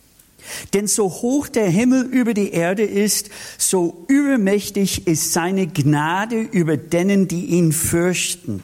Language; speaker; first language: German; non-native, fluent; English